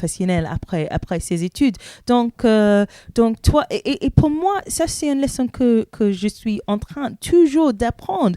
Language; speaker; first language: French; non-native, learner; English